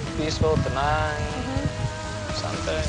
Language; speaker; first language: Indonesian; non-native, learner; Dutch